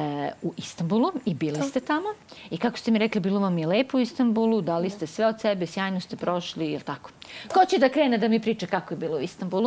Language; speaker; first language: Croatian; native; Croatian